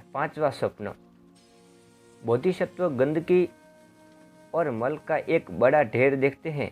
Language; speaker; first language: Hindi; native; Hindi